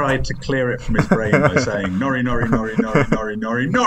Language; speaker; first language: English; native; English